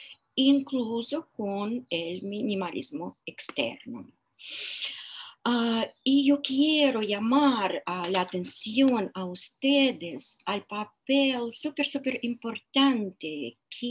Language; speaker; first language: Spanish; non-native, fluent; Russian